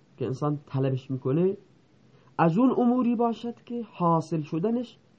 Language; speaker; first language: Persian; non-native, local second language; Baluchi